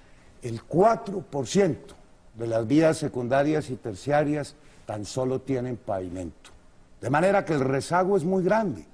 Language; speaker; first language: Spanish; native; Spanish